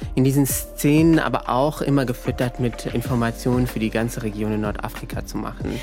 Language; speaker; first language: German; early bilingual, other home language; Arabic